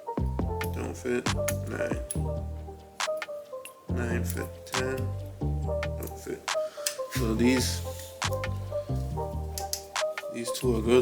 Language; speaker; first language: English; native; English